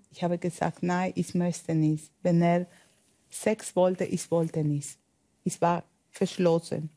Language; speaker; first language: German; non-native, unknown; Spanish